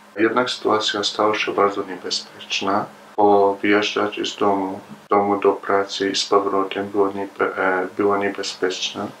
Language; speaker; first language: Polish; non-native, learner; Arabic